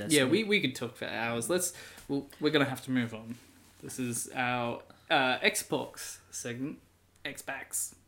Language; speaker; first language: English; native; English